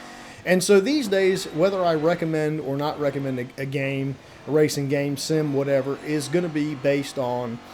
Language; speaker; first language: English; native; English